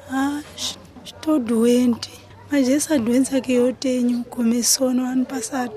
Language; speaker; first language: Portuguese; non-native, local second language; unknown